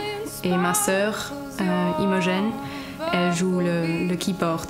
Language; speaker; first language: French; non-native, learner; English